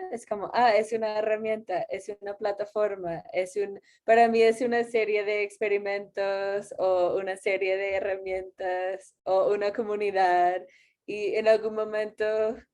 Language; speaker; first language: Spanish; non-native, fluent; English